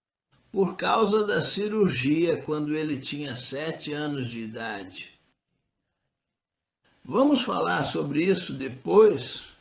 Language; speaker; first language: Portuguese; non-native, fluent; English